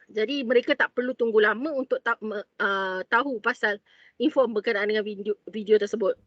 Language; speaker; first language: Malay; native; Malay